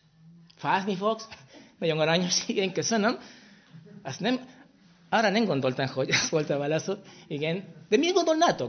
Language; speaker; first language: Hungarian; non-native, fluent; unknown